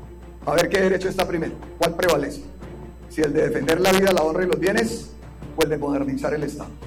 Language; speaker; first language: Spanish; native; Spanish